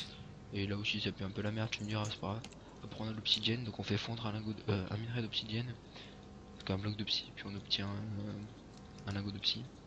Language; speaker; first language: French; native; French